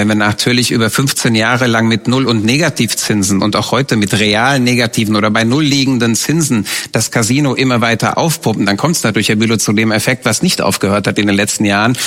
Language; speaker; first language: German; early bilingual, other home language; Romanian